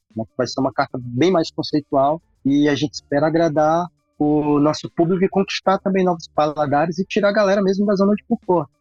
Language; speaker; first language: Portuguese; native; Portuguese